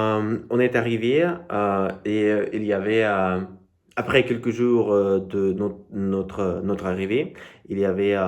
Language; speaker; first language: French; non-native, learner; Russian